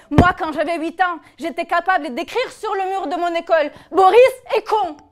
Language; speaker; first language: French; non-native, fluent; Russian